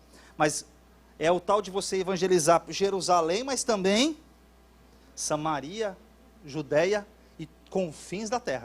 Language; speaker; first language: Portuguese; native; Portuguese